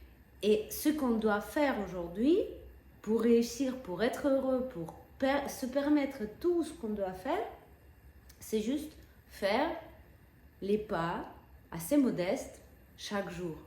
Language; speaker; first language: French; non-native, fluent; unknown